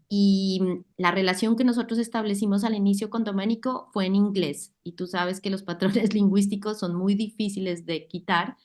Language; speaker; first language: Spanish; native; Spanish